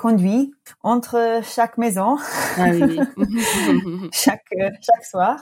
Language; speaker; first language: French; non-native, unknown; English